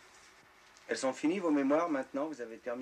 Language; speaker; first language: French; native; French